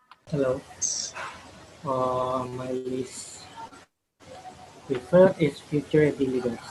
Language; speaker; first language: English; non-native, learner; Malay